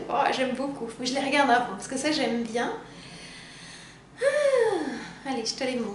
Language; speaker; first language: French; native; French